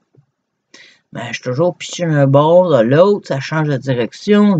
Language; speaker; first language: French; native; French